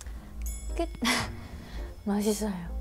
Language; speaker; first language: Korean; non-native, learner; Thai